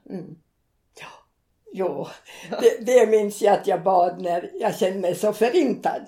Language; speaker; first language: Swedish; native; Swedish